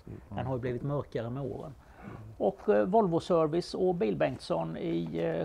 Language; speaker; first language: Swedish; native; Swedish